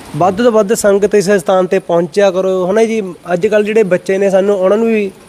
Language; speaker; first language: Punjabi; native; Punjabi